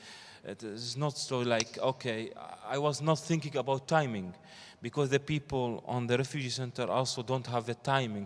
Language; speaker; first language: English; non-native, learner; Arabic